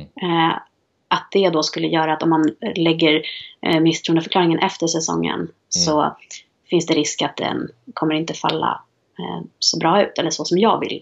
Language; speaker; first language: Swedish; native; Swedish